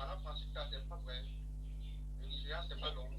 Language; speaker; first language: French; non-native, learner; English